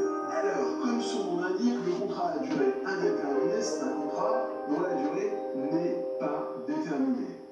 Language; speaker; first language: French; native; French